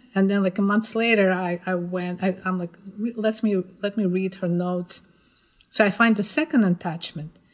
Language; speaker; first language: English; non-native, fluent; Russian